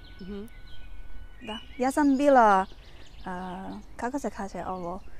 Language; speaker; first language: Bosnian; non-native, learner; Chinese